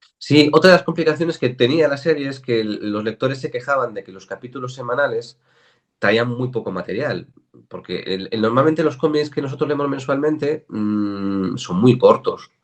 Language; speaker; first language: Spanish; native; Spanish